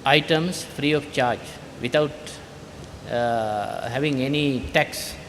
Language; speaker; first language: English; non-native, local second language; Sinhala